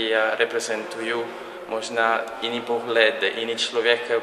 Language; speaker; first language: Czech; non-native, learner; Italian